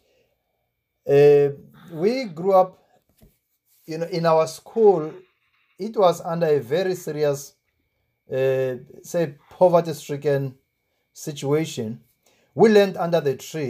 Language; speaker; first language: English; non-native, local second language; Tsonga